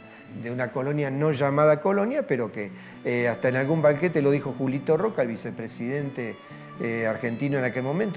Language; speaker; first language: Spanish; native; Spanish